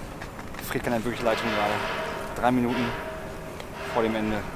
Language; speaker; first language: German; native; German